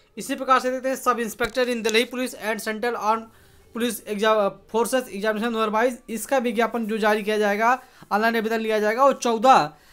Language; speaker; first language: Hindi; native; Hindi